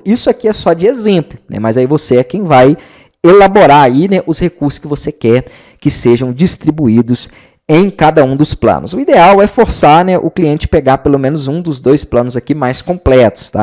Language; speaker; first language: Portuguese; native; Portuguese